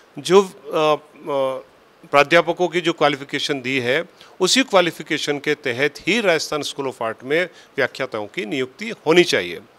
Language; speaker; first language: Hindi; native; Hindi